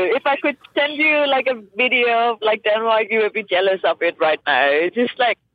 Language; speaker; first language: English; non-native, fluent; Danish